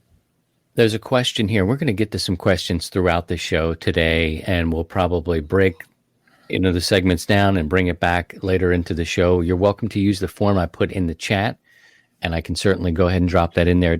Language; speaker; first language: English; native; English